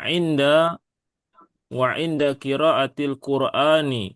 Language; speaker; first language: Arabic; non-native, learner; Indonesian